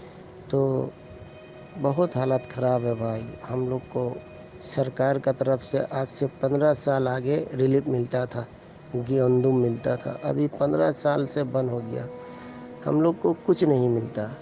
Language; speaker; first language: Hindi; early bilingual, heritage; Urdu